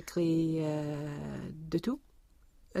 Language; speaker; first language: French; non-native, learner; Swedish